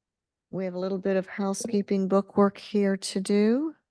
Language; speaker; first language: English; native; English